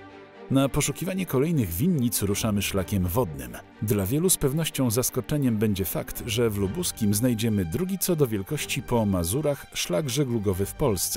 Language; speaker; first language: Polish; native; Polish